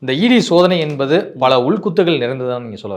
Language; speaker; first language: Tamil; native; Tamil